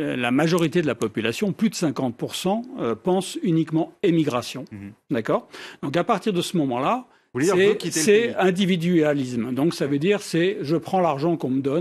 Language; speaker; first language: French; native; French